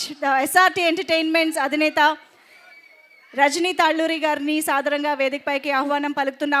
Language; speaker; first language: Telugu; native; Telugu